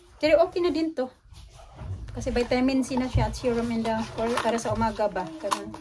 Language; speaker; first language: Filipino; native; Filipino